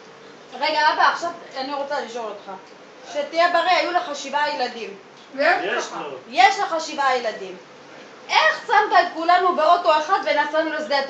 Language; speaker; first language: Hebrew; native; Hebrew